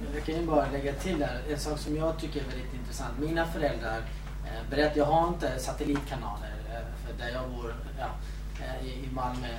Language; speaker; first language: Swedish; early bilingual, other home language; Kurdish